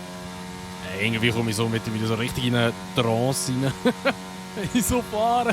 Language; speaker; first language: German; native; German